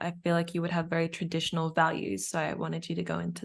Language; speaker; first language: English; native; English